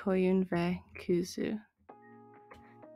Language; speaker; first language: Turkish; non-native, learner; English